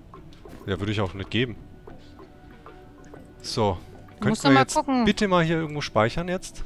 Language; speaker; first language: German; native; German